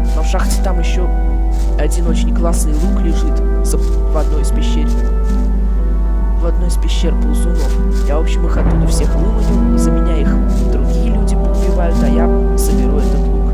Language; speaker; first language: Russian; native; Russian